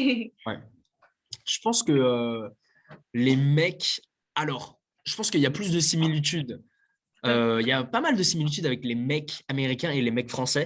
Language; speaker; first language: French; native; French